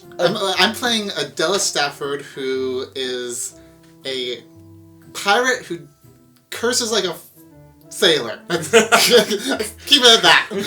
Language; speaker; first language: English; native; English